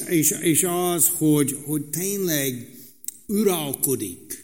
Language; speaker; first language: Hungarian; non-native, fluent; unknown